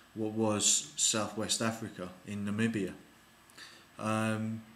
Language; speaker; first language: English; native; English